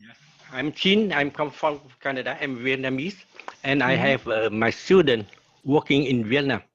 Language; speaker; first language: English; non-native, learner; Vietnamese